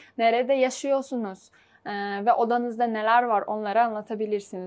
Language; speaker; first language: Turkish; non-native, fluent; Uzbek